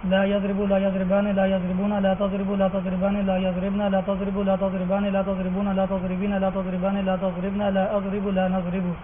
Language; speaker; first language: Arabic; non-native, learner; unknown